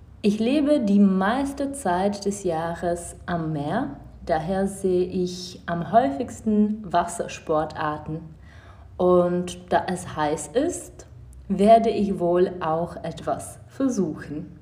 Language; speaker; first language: German; non-native, fluent; Czech